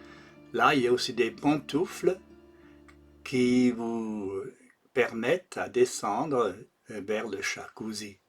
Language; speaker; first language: French; non-native, local second language; German